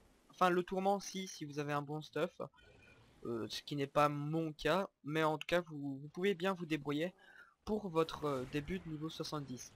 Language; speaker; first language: French; native; French